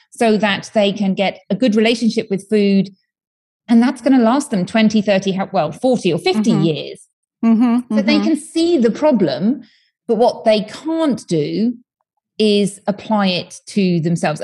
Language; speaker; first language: English; native; English